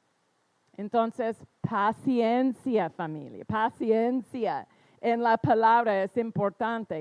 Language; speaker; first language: Spanish; non-native, fluent; English